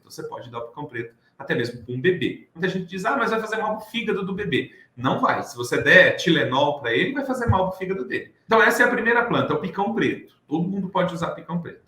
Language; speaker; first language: Portuguese; native; Portuguese